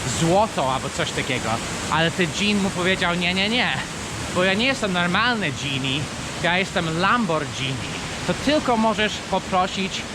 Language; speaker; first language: Polish; non-native, fluent; English